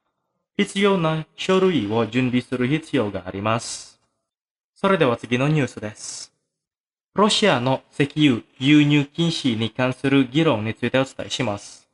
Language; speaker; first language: Japanese; non-native, fluent; Indonesian